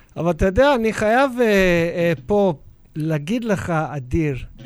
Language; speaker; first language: Hebrew; non-native, fluent; English